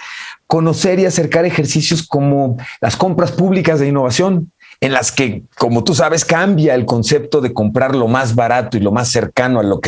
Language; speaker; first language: Spanish; native; Spanish